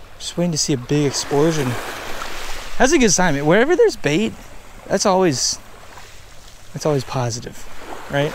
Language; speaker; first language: English; native; English